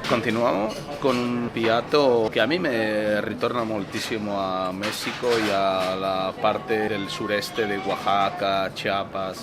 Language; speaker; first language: Italian; non-native, learner; Spanish